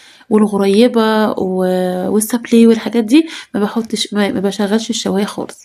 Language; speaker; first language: Arabic; native; Arabic